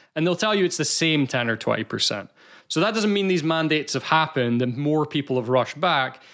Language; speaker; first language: English; native; English